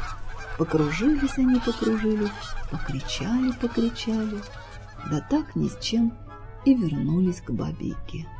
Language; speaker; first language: Russian; native; Russian